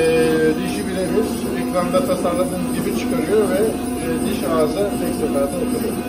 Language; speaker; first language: Turkish; native; Turkish